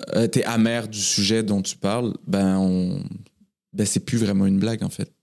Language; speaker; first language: French; native; French